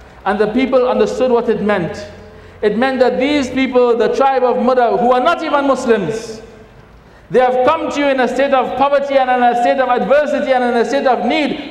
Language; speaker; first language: English; native; English